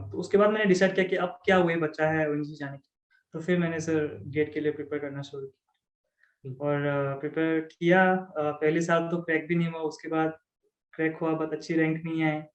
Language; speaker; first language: Hindi; non-native, local second language; Assamese